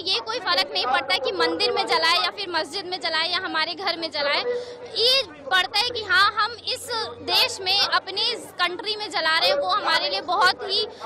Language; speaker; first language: Hindi; native; Hindi